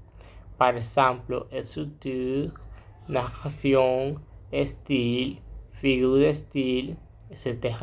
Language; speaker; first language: French; non-native, learner; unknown